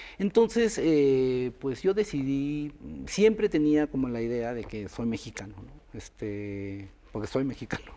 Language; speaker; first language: Spanish; native; Spanish